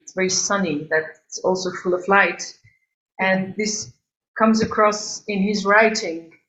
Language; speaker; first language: English; early bilingual, other home language; Albanian